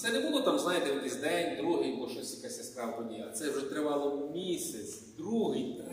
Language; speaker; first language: Ukrainian; native; Ukrainian